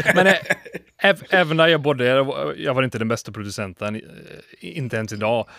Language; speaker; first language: Swedish; non-native, fluent; English